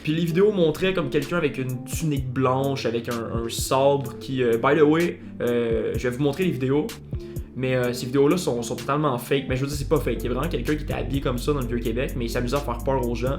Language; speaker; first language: French; native; French